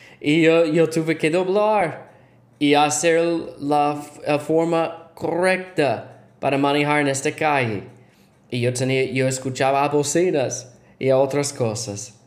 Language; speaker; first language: Spanish; non-native, learner; English